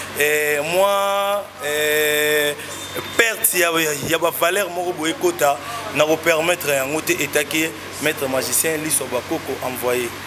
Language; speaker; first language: Lingala; non-native, local second language; Kongo